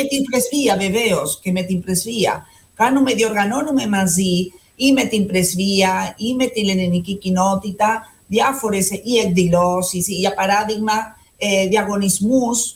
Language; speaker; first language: Greek; non-native, fluent; Spanish